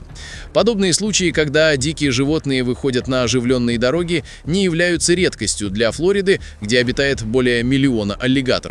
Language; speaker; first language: Russian; native; Russian